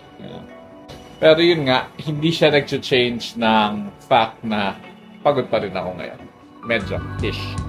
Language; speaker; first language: Filipino; native; Filipino